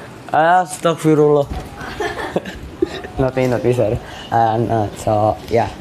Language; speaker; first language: English; non-native, learner; Indonesian